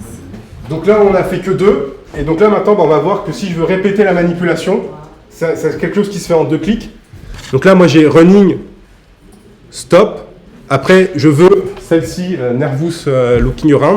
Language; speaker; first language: French; native; French